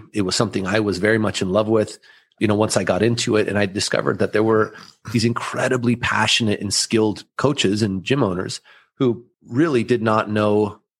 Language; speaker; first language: English; early bilingual, other home language; German